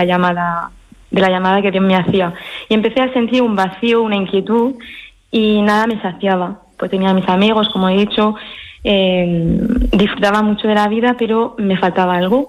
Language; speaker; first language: Spanish; early bilingual, heritage; French